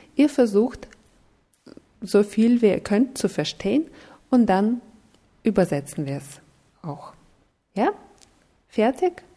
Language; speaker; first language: German; non-native, fluent; Russian